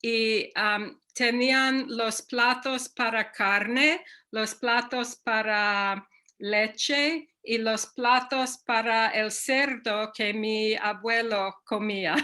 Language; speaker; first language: Spanish; non-native, fluent; English